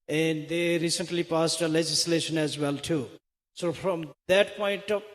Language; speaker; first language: English; non-native, local second language; Hindi